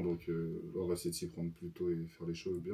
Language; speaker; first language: French; native; French